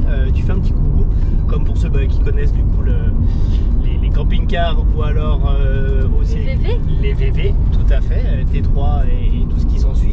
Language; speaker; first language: French; native; French